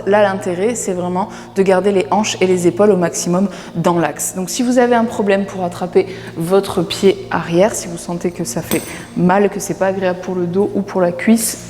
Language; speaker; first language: French; native; French